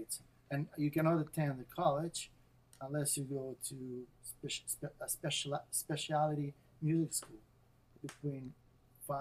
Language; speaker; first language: English; non-native, fluent; Russian